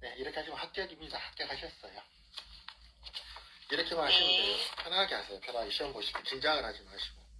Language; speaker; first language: Korean; native; Korean